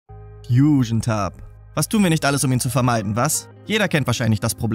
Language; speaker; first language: German; native; German